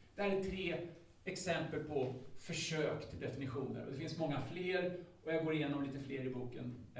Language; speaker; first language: Swedish; native; Swedish